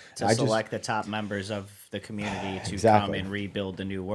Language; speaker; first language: English; native; English